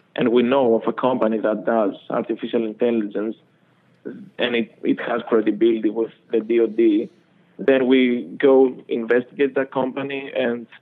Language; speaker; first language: English; non-native, fluent; Greek